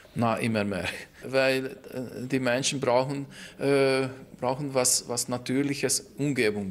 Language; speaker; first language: German; non-native, fluent; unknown